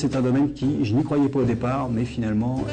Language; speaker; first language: French; native; French